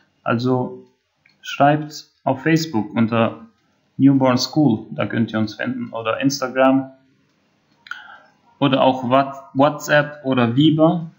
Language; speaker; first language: German; non-native, fluent; Albanian